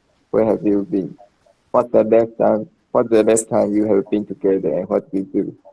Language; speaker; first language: English; non-native, learner; Chinese